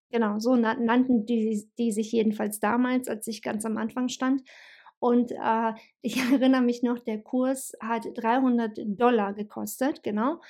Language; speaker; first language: German; early bilingual, other home language; Bosnian